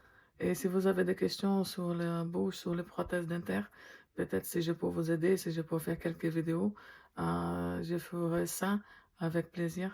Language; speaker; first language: French; non-native, fluent; Portuguese